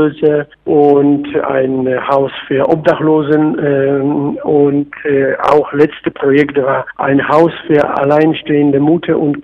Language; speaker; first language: German; non-native, fluent; Polish